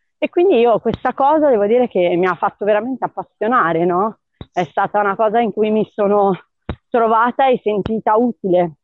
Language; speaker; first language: Italian; early bilingual, other home language; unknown